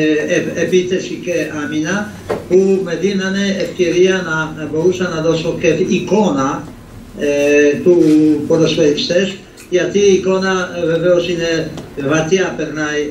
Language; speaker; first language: Greek; non-native, fluent; Polish